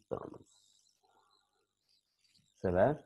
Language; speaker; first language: Spanish; non-native, fluent; Italian